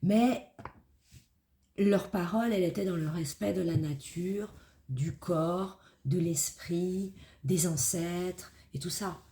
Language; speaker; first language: French; native; French